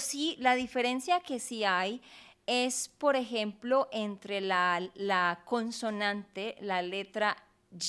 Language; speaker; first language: Spanish; native; Spanish